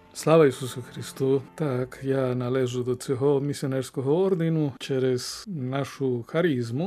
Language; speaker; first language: Ukrainian; non-native, fluent; Spanish